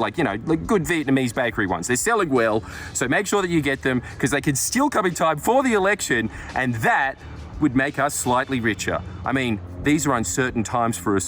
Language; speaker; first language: English; native; English